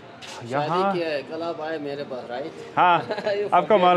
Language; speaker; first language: Hindi; non-native, learner; English